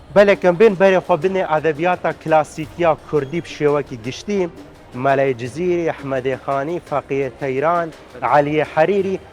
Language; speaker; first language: Kurdish; native; Kurdish